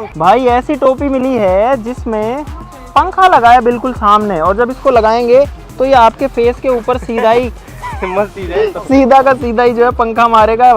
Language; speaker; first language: Hindi; native; Hindi